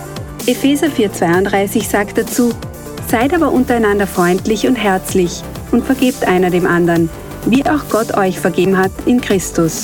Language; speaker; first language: German; native; German